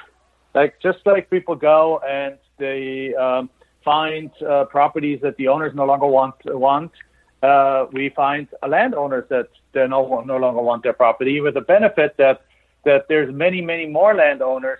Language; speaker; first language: English; non-native, fluent; German